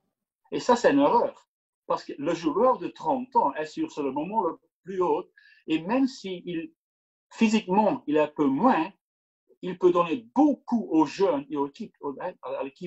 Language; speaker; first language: French; non-native, local second language; Dutch